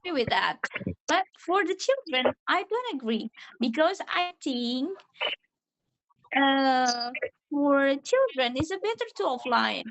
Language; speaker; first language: English; non-native, learner; Indonesian